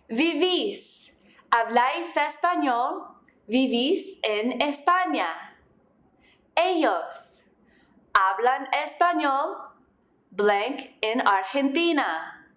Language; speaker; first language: Spanish; non-native, fluent; English